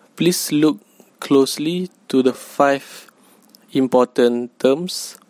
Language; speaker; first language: English; non-native, local second language; Malay